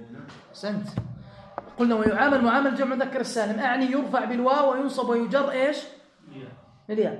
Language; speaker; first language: Arabic; native; Arabic